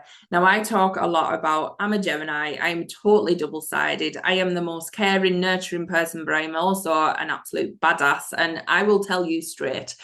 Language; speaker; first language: English; native; English